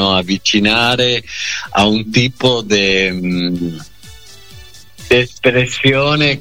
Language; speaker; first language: Italian; non-native, fluent; Spanish